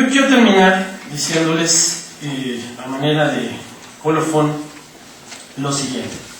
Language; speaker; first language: Spanish; native; Spanish